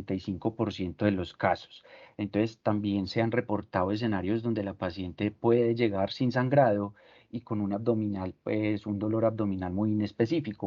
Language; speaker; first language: Spanish; native; Spanish